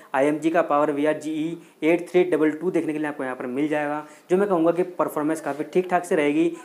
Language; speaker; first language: Hindi; native; Hindi